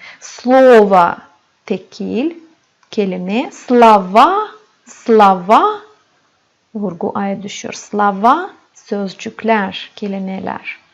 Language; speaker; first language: Turkish; non-native, fluent; Russian